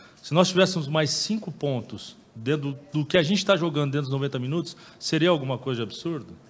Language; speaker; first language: Portuguese; native; Portuguese